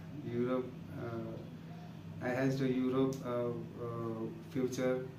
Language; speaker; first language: English; non-native, learner; Nepali